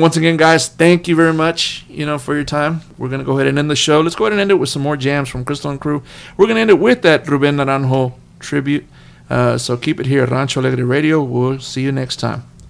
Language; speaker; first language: English; early bilingual, other home language; Spanish